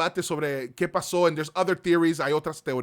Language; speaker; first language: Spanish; early bilingual, heritage; Spanish